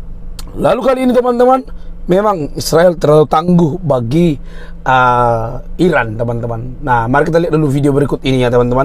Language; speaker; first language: Indonesian; native; Indonesian